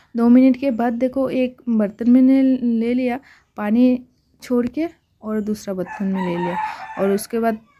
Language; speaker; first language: Hindi; non-native, local second language; Bangla